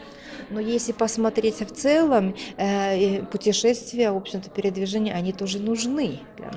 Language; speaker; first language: Russian; native; Russian